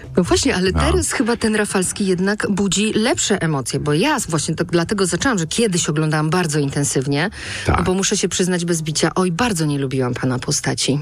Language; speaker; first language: Polish; native; Polish